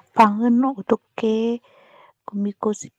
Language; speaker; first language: Korean; non-native, learner; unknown